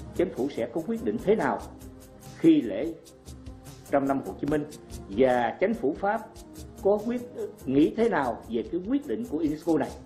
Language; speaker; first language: Vietnamese; native; Vietnamese